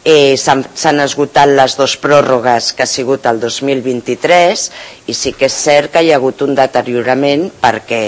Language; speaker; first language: Catalan; native; Catalan